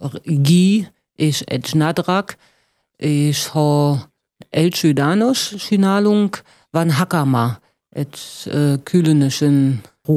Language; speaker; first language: Hungarian; non-native, learner; German